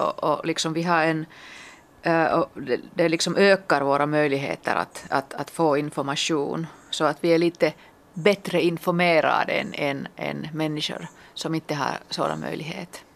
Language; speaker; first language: Swedish; non-native, local second language; Finnish